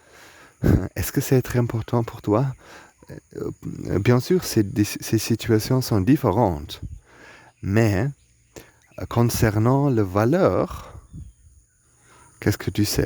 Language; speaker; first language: French; non-native, learner; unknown